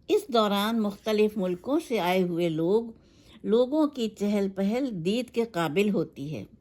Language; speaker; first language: Urdu; native; Urdu